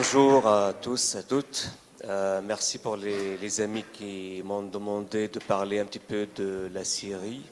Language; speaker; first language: French; non-native, fluent; Arabic